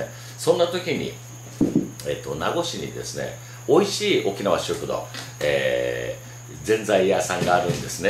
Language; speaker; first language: Japanese; native; Japanese